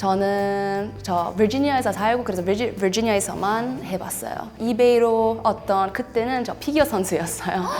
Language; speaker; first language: Korean; non-native, fluent; English